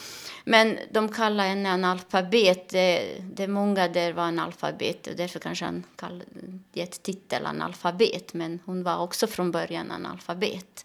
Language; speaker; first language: Swedish; non-native, learner; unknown